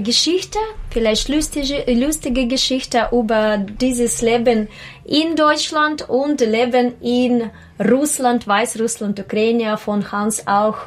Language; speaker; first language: German; non-native, learner; Russian